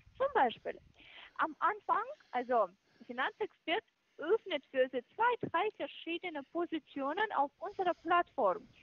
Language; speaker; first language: German; non-native, fluent; Russian